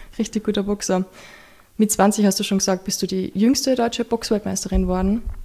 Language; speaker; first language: German; native; German